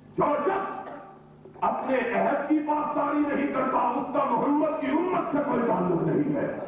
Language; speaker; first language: Urdu; non-native, local second language; Punjabi